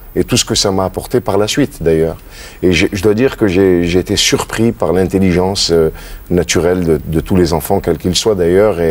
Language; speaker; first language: French; native; French